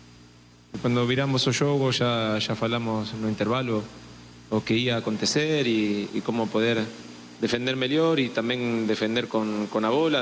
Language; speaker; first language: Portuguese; non-native, learner; Spanish